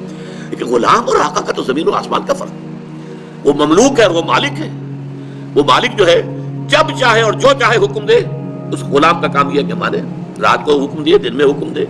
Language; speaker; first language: Urdu; native; Urdu